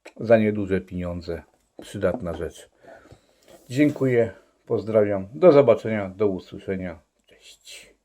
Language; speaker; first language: Polish; native; Polish